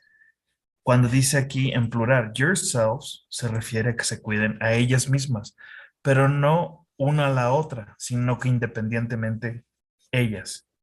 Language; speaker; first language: Spanish; non-native, fluent; English